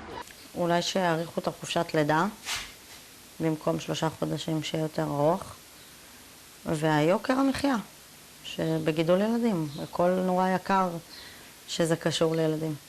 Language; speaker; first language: Hebrew; early bilingual, other home language; Tigrinya